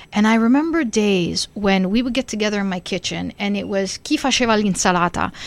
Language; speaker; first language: English; early bilingual, other home language; Italian